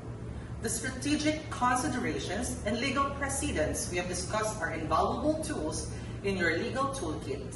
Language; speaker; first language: English; non-native, local second language; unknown